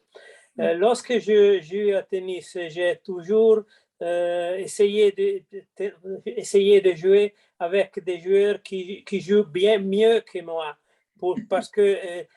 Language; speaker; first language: French; non-native, fluent; Italian